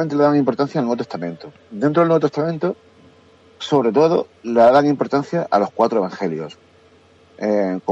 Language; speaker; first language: Spanish; native; Spanish